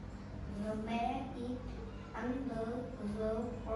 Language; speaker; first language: English; non-native, learner; Vietnamese